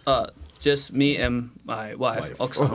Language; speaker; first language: English; non-native, learner; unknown